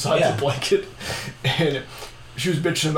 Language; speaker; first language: English; native; English